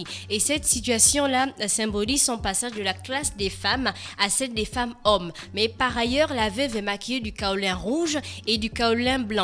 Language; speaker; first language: French; native; French